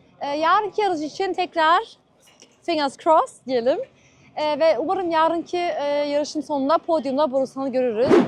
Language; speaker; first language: Turkish; early bilingual, heritage; Turkish